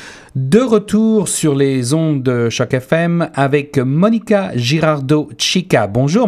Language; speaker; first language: French; native; French